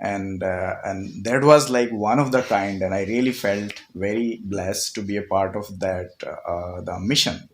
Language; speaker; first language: English; non-native, local second language; Bangla